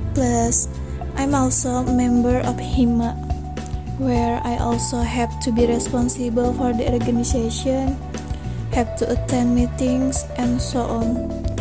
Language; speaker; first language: English; non-native, learner; Indonesian